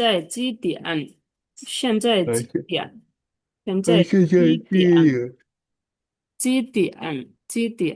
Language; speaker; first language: Chinese; non-native, fluent; Bangla